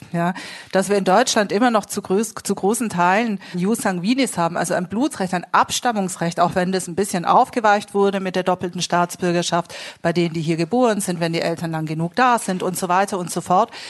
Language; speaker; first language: German; native; German